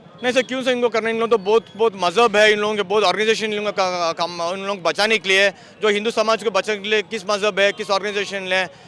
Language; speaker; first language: Hindi; non-native, local second language; Kannada